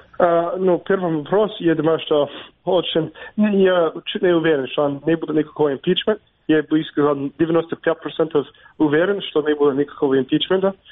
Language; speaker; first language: Russian; non-native, fluent; English